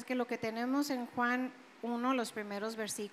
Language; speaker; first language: Spanish; native; Spanish